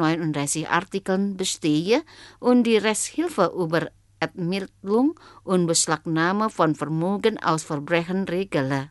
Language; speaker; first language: German; non-native, fluent; Indonesian